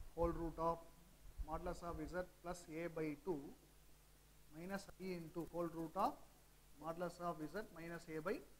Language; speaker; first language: English; non-native, local second language; Tamil